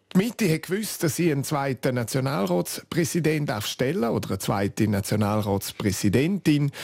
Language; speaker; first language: German; non-native, local second language; Romansh